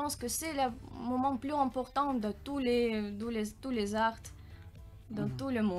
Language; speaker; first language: French; non-native, learner; Russian